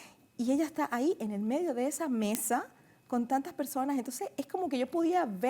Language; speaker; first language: Spanish; native; Spanish